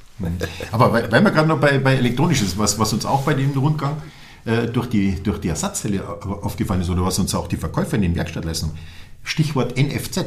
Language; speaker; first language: German; native; German